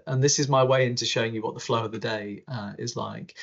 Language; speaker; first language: English; native; English